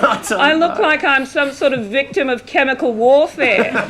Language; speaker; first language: English; native; English